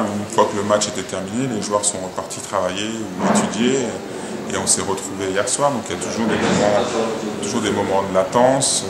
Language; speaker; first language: French; native; French